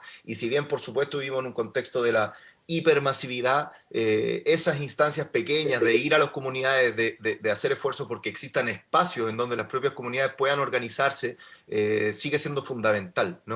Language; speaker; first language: Spanish; native; Spanish